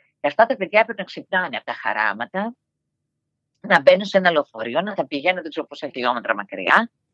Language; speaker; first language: Greek; early bilingual, heritage; Greek